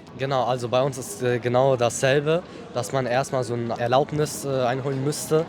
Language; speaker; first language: German; early bilingual, other home language; Persian